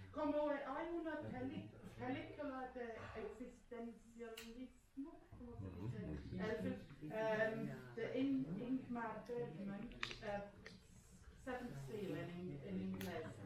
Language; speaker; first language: Spanish; non-native, fluent; English